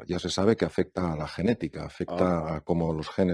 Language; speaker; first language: Spanish; native; Spanish